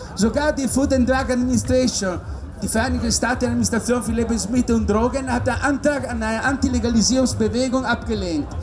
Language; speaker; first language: German; non-native, fluent; Italian